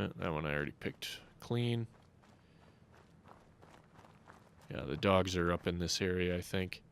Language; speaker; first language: English; native; English